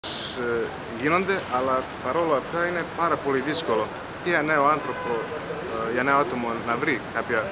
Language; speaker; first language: Greek; non-native, fluent; Serbian